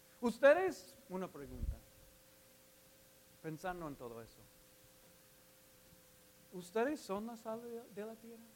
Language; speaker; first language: Spanish; non-native, fluent; English